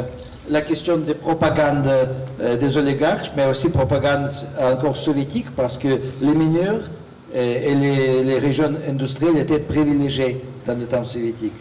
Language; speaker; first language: French; non-native, fluent; Russian